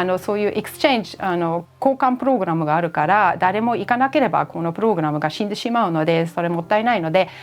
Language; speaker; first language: Japanese; non-native, fluent; German